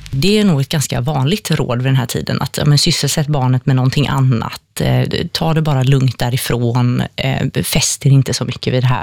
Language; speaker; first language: Swedish; native; Swedish